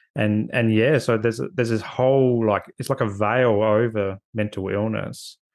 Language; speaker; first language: English; native; English